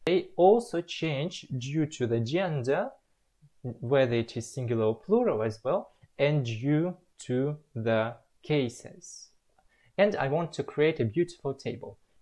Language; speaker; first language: English; non-native, fluent; Russian